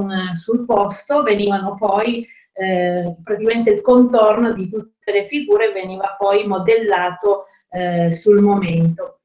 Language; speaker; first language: Italian; native; Italian